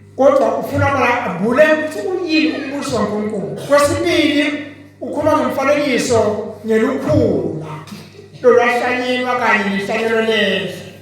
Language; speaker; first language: Zulu; non-native, local second language; Swati